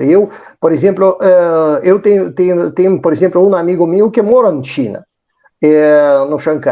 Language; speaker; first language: Portuguese; non-native, fluent; Russian